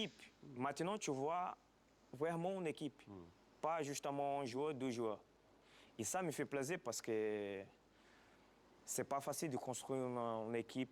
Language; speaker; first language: French; non-native, fluent; Portuguese